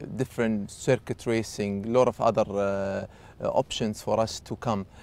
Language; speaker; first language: English; non-native, fluent; Arabic